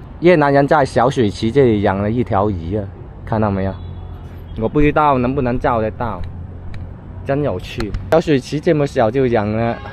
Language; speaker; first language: Chinese; native; Chinese